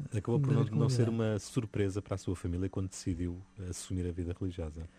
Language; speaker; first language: Portuguese; native; Portuguese